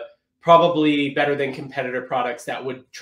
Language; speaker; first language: English; native; English